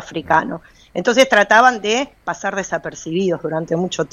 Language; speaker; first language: Spanish; native; Spanish